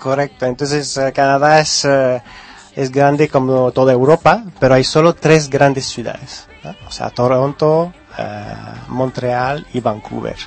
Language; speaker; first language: Spanish; early bilingual, heritage; Spanish